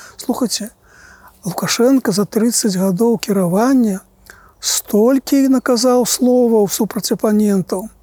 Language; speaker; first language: Belarusian; native; Belarusian